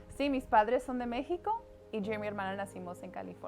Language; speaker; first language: Spanish; early bilingual, heritage; Spanish